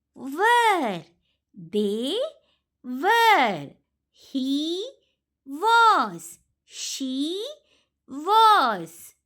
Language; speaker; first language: English; non-native, local second language; Telugu